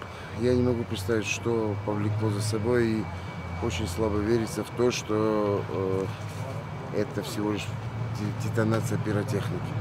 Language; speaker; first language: Russian; non-native, fluent; Armenian